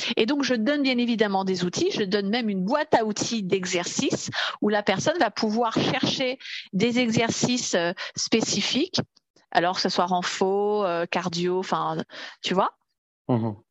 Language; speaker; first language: French; native; French